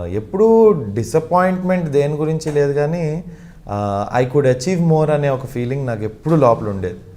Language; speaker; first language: Telugu; non-native, local second language; Malayalam